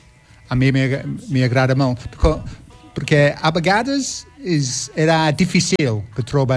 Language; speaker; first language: Catalan; non-native, learner; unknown